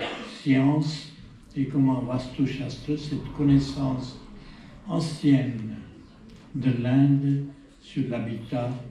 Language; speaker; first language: French; non-native, fluent; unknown